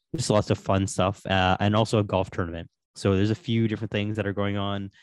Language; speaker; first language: English; native; English